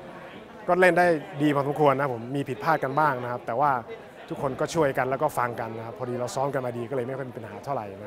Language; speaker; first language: Thai; native; Thai